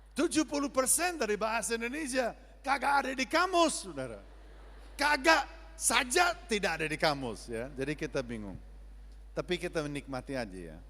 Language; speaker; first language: Indonesian; non-native, fluent; English